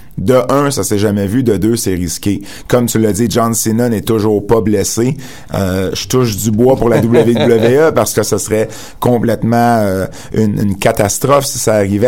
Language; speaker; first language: French; native; French